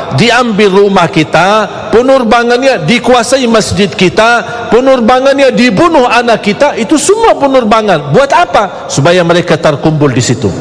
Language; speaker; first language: Malay; non-native, fluent; Arabic